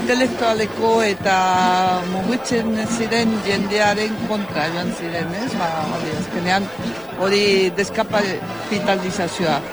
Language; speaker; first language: Basque; native; Basque